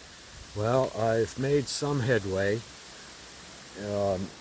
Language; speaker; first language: English; native; English